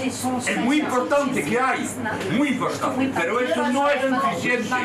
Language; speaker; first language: Spanish; non-native, fluent; French